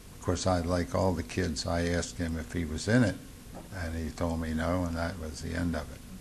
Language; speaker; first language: English; native; English